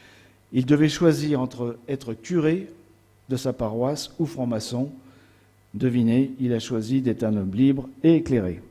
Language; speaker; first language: French; native; French